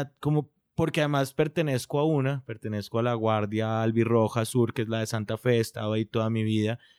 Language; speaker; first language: Spanish; native; Spanish